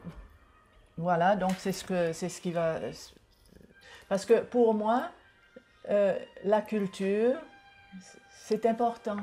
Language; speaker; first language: French; non-native, local second language; Seselwa Creole French